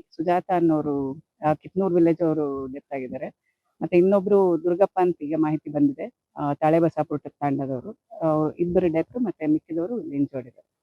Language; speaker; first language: Kannada; native; Kannada